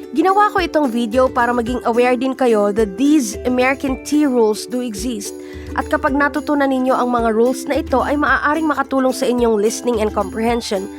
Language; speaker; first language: Filipino; native; Filipino